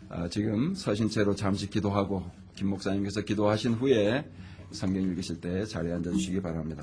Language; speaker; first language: Korean; native; Korean